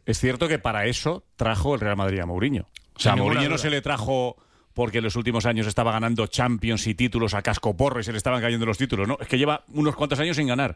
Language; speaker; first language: Spanish; native; Spanish